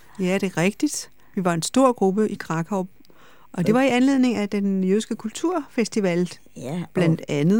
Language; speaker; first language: Danish; native; Danish